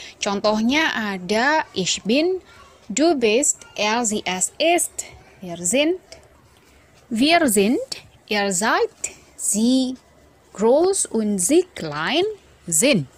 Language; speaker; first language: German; non-native, fluent; Indonesian